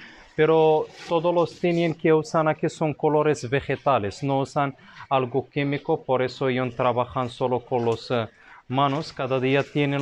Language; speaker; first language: Spanish; non-native, fluent; Arabic